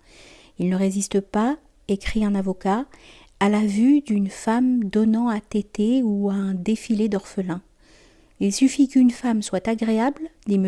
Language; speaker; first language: French; native; French